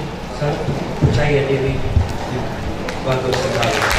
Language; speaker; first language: Indonesian; non-native, learner; English